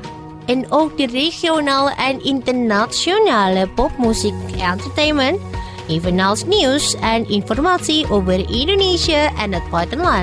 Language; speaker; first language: Dutch; non-native, learner; Indonesian